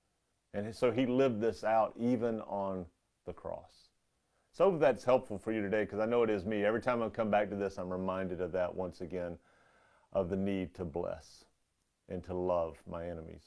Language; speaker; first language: English; native; English